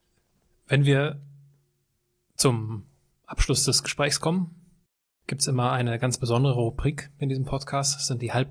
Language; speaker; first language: German; native; German